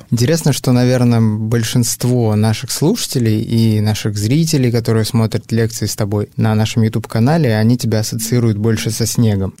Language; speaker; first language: Russian; native; Russian